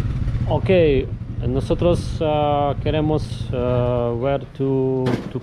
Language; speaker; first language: Spanish; non-native, learner; Polish